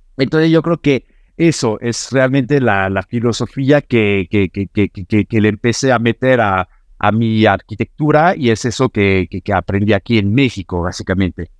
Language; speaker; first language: Spanish; non-native, fluent; French